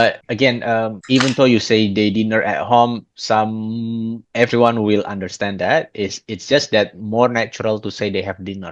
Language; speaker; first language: English; non-native, fluent; Indonesian